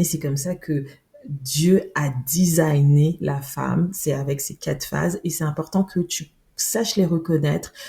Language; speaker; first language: French; native; French